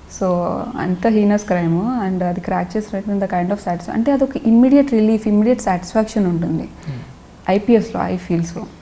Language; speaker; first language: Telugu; non-native, local second language; Lambadi